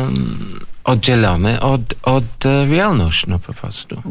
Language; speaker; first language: Polish; non-native, learner; English